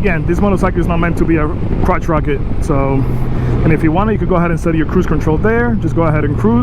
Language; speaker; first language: English; native; English